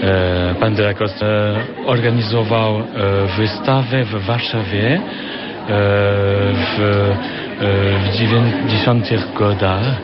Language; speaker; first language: Polish; non-native, learner; French